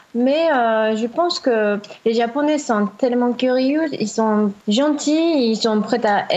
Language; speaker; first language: French; non-native, fluent; Japanese